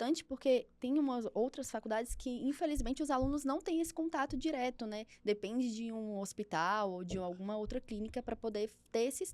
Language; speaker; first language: Portuguese; native; Portuguese